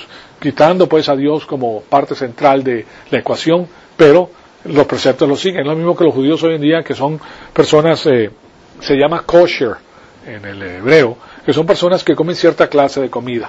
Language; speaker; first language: Spanish; native; Spanish